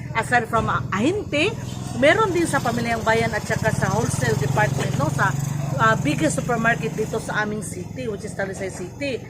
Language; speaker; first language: Filipino; non-native, local second language; Cebuano